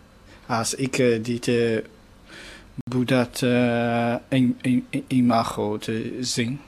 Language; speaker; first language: Dutch; non-native, learner; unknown